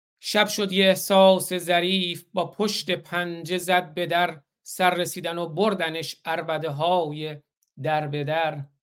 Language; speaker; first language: Persian; native; Persian